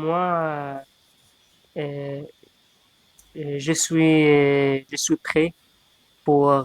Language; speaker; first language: French; non-native, learner; Arabic